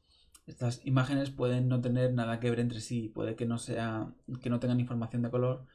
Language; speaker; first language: Spanish; native; Spanish